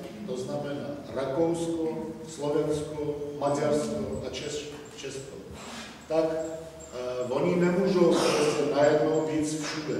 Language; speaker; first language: Czech; non-native, fluent; Armenian